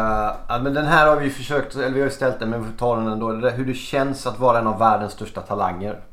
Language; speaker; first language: Swedish; native; Swedish